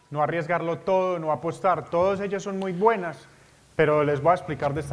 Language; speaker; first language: Spanish; native; Spanish